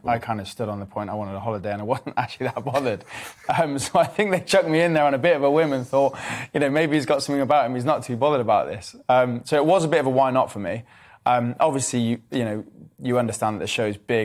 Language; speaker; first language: English; native; English